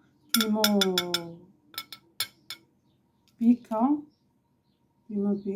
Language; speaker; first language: French; non-native, learner; Arabic